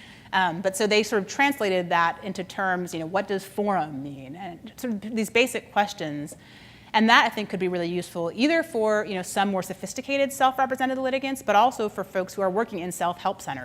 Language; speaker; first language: English; native; English